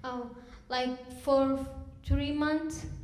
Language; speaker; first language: English; non-native, learner; Kurdish